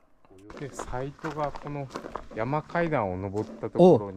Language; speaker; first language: Japanese; native; Japanese